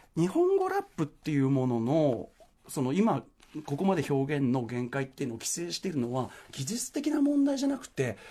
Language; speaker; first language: Japanese; native; Japanese